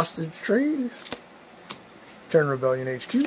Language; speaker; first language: English; native; English